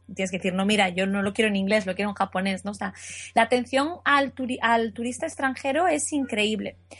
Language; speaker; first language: Spanish; native; Spanish